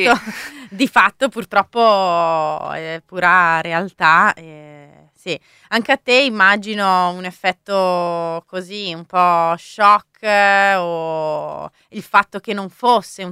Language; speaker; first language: Italian; native; Italian